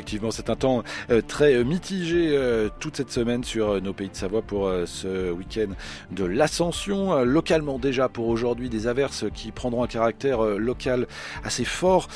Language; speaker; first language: French; native; French